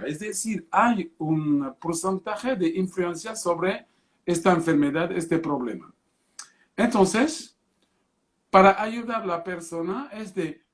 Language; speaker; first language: Spanish; non-native, fluent; French